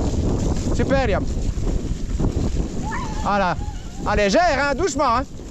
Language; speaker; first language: French; native; French